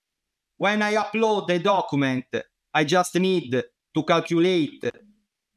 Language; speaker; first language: English; non-native, fluent; Italian